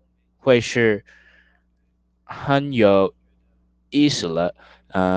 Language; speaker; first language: Chinese; non-native, learner; English